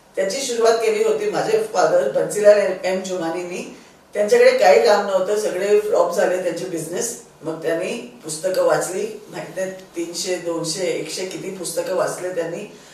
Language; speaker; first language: Marathi; non-native, local second language; Sindhi